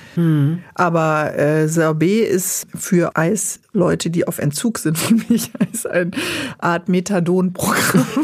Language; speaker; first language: German; native; German